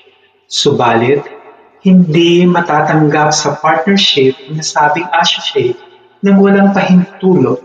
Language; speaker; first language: Filipino; native; Filipino